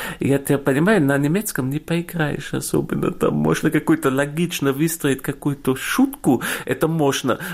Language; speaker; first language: Russian; non-native, fluent; German